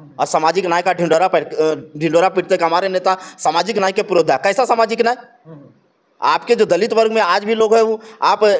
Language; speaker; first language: Hindi; native; Hindi